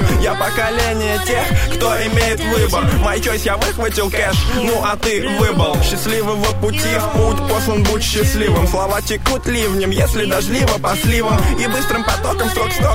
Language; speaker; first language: Russian; native; Russian